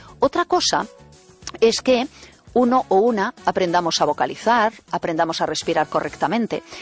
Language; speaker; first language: Spanish; native; Spanish